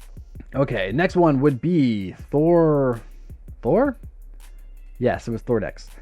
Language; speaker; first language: English; native; English